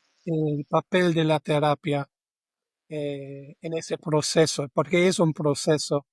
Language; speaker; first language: Spanish; non-native, fluent; German